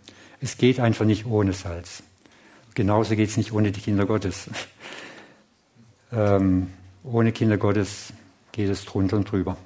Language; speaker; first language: German; non-native, fluent; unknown